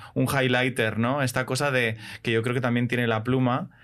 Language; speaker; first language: Spanish; native; Spanish